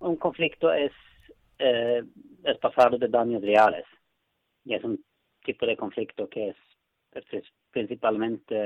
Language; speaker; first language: Spanish; non-native, fluent; Swedish